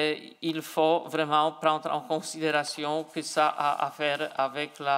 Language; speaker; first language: French; non-native, fluent; Polish